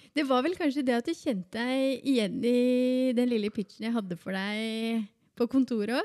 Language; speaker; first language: Norwegian; native; Norwegian